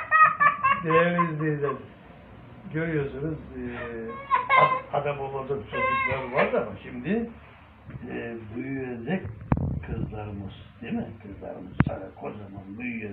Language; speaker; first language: Turkish; native; Turkish